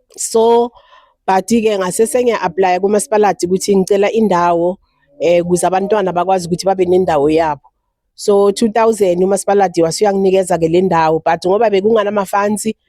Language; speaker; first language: Zulu; native; Zulu